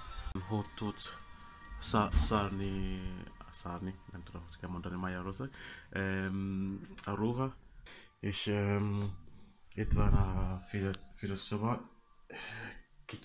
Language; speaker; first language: Hungarian; non-native, learner; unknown